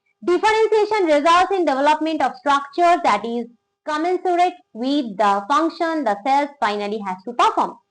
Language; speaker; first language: English; non-native, local second language; Bangla